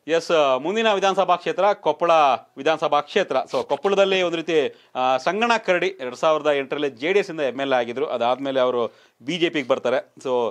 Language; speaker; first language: Kannada; native; Kannada